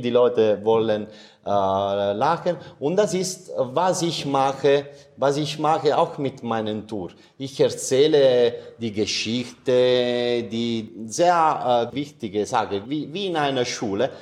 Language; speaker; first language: German; non-native, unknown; Italian